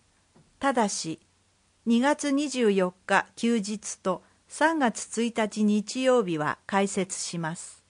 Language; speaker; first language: Japanese; native; Japanese